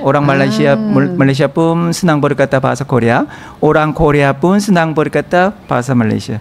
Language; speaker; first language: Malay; non-native, learner; Korean